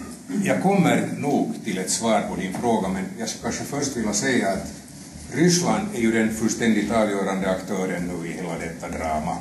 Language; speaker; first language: Swedish; native; Swedish